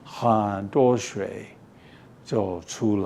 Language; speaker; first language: Chinese; early bilingual, heritage; English